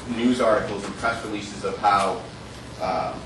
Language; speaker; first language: English; native; English